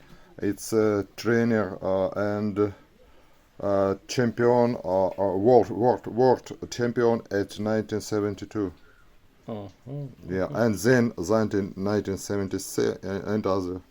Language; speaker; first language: English; non-native, learner; Russian